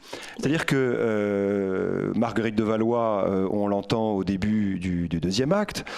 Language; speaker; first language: French; native; French